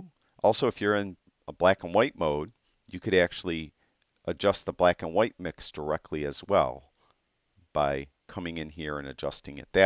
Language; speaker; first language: English; native; English